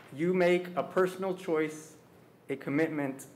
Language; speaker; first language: English; early bilingual, other home language; Spanish